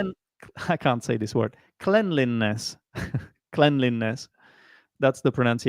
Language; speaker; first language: English; non-native, fluent; Czech